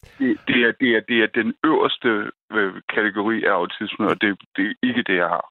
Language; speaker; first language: Danish; native; Danish